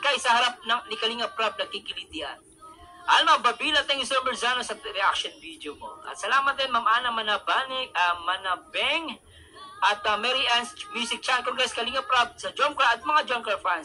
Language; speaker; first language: Filipino; native; Filipino